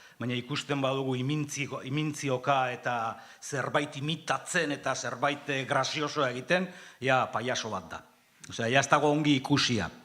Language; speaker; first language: Basque; native; Basque